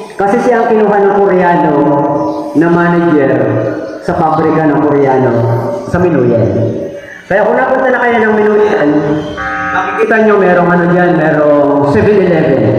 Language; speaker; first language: Filipino; non-native, local second language; Cebuano